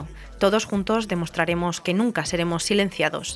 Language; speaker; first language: Spanish; native; Spanish